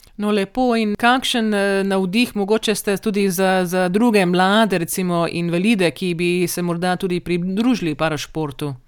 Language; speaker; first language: Slovenian; early bilingual, heritage; Slovenian